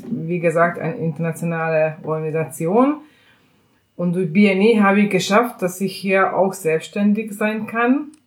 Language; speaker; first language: German; non-native, fluent; Hungarian